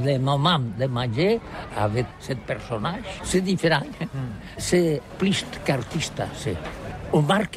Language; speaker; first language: French; non-native, learner; Catalan